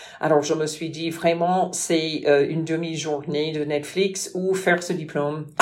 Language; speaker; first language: French; non-native, fluent; English